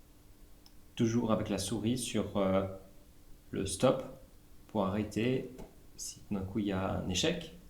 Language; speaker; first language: French; native; French